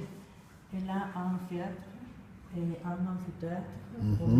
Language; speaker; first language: French; non-native, learner; Spanish